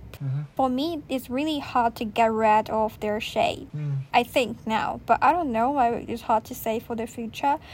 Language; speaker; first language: English; non-native, fluent; Chinese